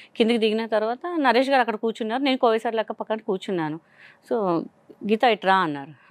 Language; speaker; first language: Telugu; non-native, local second language; Hindi